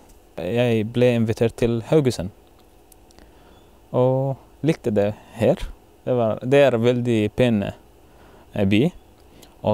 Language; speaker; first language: Norwegian; non-native, fluent; Arabic